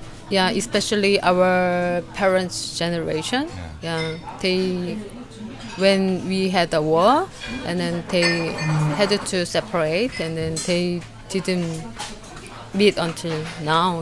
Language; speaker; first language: English; non-native, learner; Korean